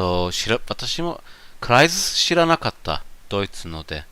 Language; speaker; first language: Japanese; non-native, learner; German